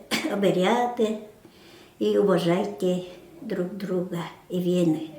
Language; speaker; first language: Russian; non-native, local second language; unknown